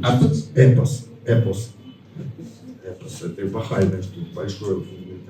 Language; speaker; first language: Russian; native; Russian